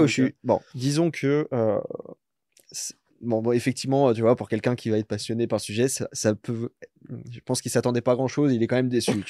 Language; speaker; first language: French; native; French